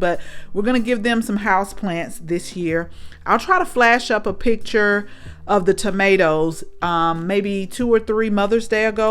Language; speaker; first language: English; native; English